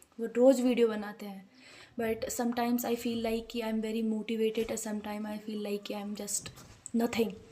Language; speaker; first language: Hindi; native; Hindi